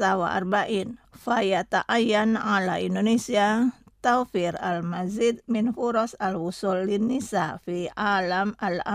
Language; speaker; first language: Arabic; non-native, fluent; Indonesian